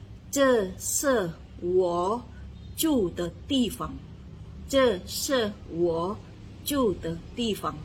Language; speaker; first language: Chinese; non-native, learner; Indonesian